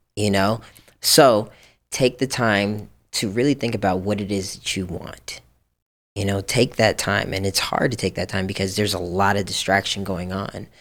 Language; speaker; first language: English; early bilingual, other home language; Japanese